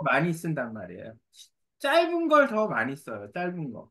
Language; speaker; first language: Korean; native; Korean